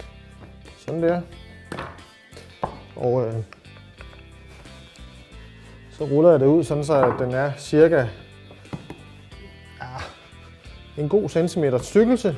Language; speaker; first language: Danish; native; Danish